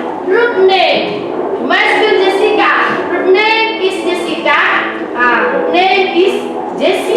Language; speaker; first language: German; non-native, learner; Indonesian